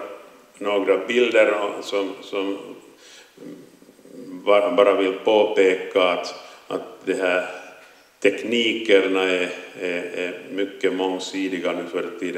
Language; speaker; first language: Swedish; non-native, local second language; Finnish